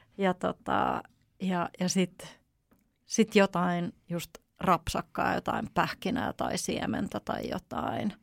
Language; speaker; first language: Finnish; native; Finnish